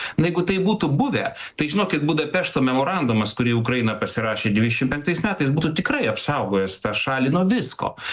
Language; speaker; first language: Lithuanian; native; Lithuanian